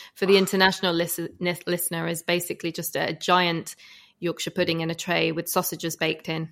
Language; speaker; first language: English; native; English